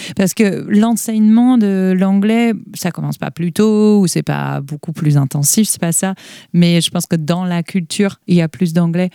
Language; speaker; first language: French; non-native, fluent; Dutch